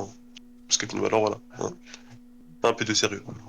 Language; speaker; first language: French; native; French